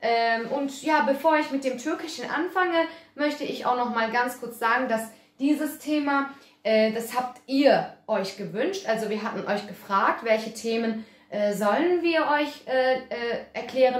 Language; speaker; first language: German; early bilingual, other home language; Turkish